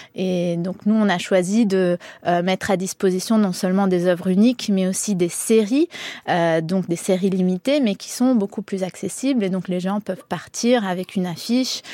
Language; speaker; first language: French; early bilingual, heritage; Spanish